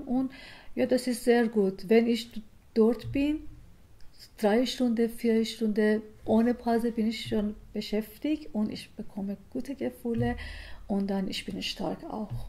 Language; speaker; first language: German; non-native, learner; Persian